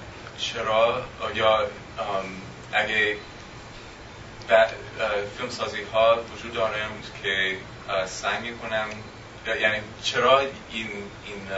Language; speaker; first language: Persian; non-native, fluent; English